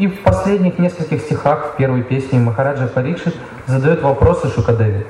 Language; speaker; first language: Russian; native; Russian